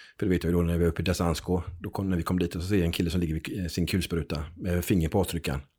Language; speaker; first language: Swedish; native; Swedish